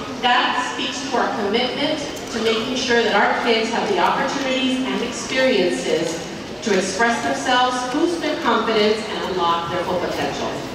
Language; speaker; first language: English; early bilingual, other home language; Spanish